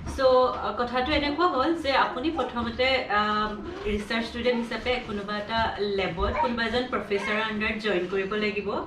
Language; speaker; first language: Assamese; native; Assamese